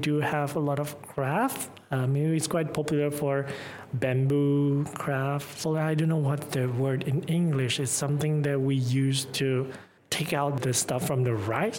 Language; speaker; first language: English; non-native, fluent; Indonesian